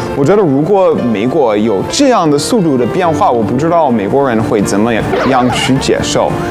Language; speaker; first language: Chinese; non-native, fluent; English